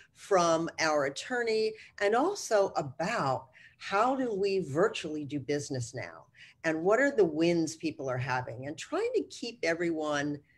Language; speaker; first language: English; native; English